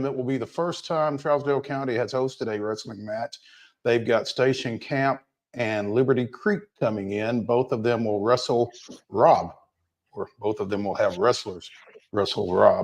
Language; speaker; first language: English; native; English